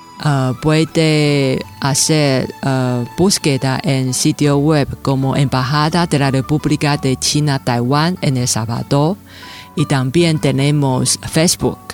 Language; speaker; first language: Spanish; non-native, fluent; Chinese